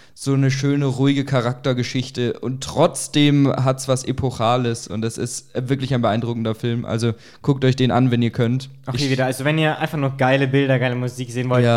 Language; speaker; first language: German; native; German